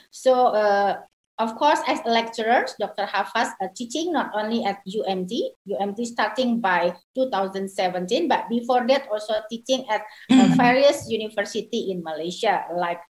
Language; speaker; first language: English; non-native, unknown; Indonesian